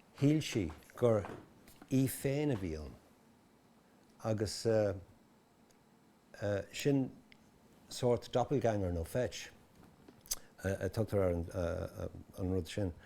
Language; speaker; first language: Irish; non-native, local second language; English